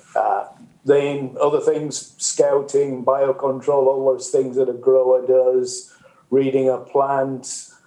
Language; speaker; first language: English; native; English